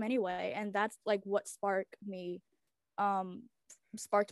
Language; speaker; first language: English; early bilingual, other home language; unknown